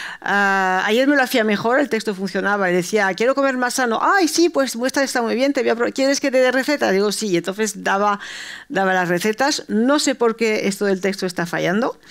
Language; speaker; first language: Spanish; early bilingual, heritage; Spanish